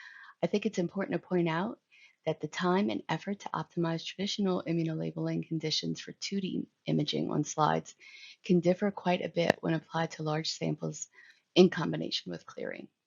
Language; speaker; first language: English; native; English